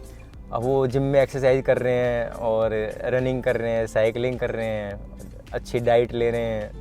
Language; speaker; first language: Hindi; native; Hindi